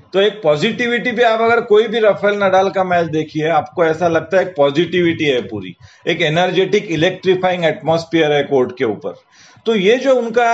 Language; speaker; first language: Hindi; non-native, local second language; Marathi